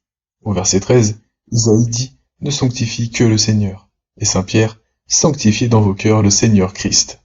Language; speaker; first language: French; native; French